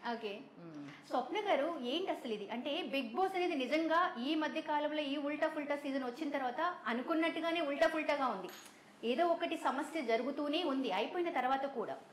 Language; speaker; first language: Telugu; native; Telugu